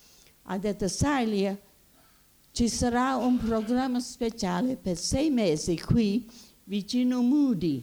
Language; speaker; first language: Italian; early bilingual, heritage; Italian